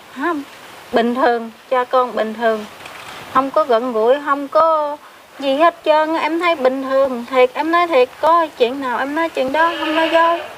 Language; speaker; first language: Vietnamese; non-native, local second language; Khmer